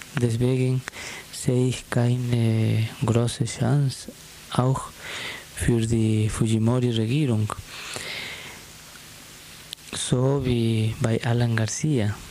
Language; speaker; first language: German; non-native, fluent; Spanish